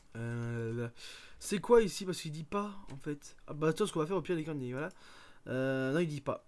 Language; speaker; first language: French; native; French